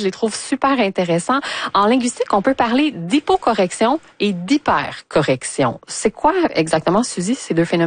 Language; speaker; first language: French; native; French